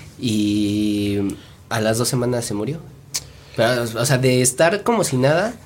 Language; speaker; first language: Spanish; native; Spanish